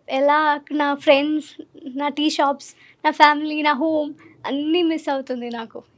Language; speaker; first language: Telugu; non-native, learner; Malayalam